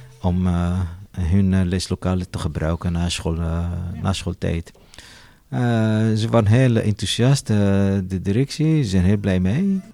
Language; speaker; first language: Dutch; non-native, learner; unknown